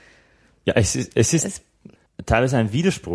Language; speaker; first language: German; non-native, fluent; Slovak